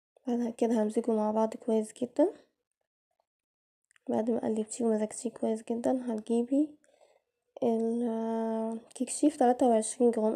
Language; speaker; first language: Arabic; native; Arabic